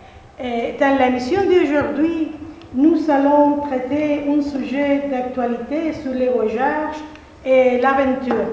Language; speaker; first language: French; non-native, fluent; Spanish